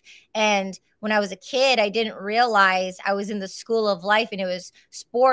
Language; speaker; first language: English; native; English